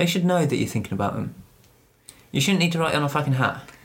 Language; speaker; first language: English; native; English